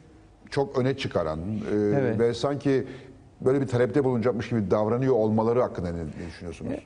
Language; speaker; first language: Turkish; native; Turkish